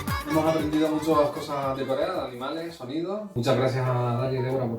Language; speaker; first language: Spanish; non-native, fluent; Korean